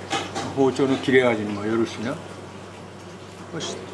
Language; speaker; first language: Japanese; native; Japanese